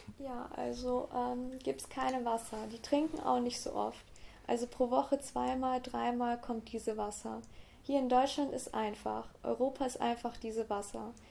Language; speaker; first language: German; native; German